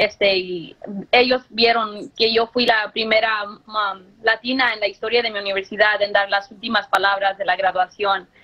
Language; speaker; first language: Spanish; early bilingual, heritage; Spanish